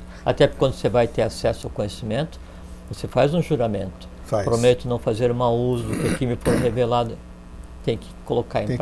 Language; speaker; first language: Portuguese; native; Portuguese